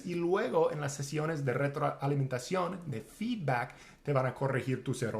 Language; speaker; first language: Spanish; non-native, fluent; English